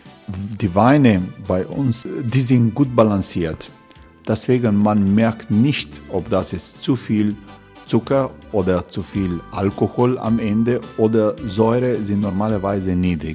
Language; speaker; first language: German; non-native, fluent; Croatian